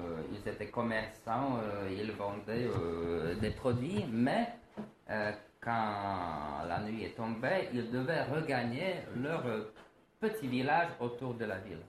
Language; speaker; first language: French; non-native, fluent; Slovak